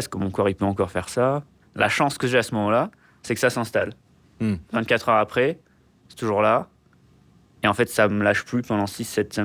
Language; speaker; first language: French; native; French